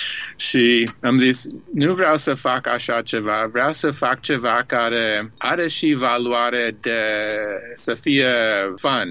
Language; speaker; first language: Romanian; early bilingual, heritage; Romanian